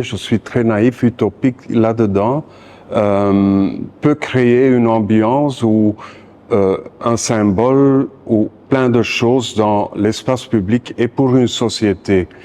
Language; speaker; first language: French; non-native, local second language; Dutch